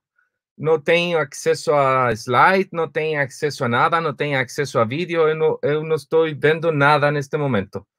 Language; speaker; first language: Portuguese; non-native, learner; Spanish